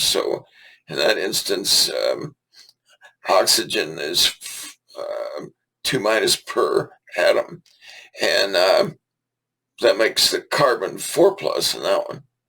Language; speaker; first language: English; native; English